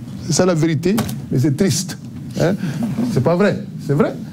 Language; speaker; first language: French; non-native, local second language; Serer